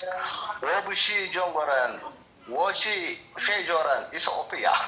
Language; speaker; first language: Chinese; non-native, learner; Amharic